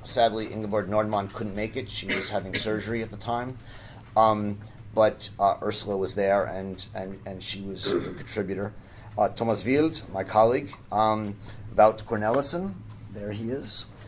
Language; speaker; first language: English; native; English